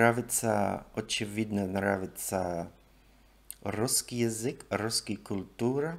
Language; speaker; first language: Russian; non-native, learner; English